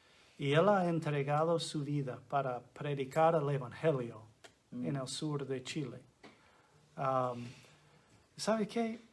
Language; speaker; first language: Spanish; non-native, fluent; English